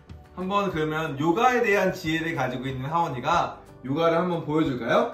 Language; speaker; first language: Korean; native; Korean